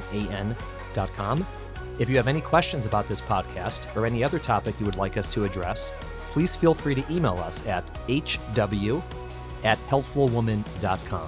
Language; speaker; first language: English; native; English